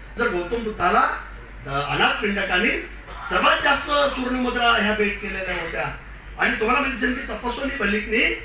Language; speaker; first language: Marathi; non-native, local second language; Lambadi